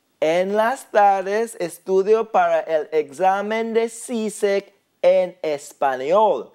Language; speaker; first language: Spanish; non-native, fluent; English